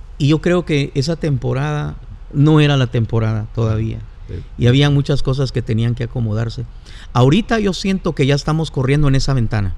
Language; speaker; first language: Spanish; native; Spanish